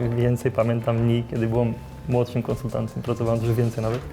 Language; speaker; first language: Polish; non-native, fluent; Romanian